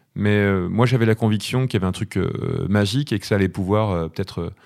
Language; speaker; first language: French; native; French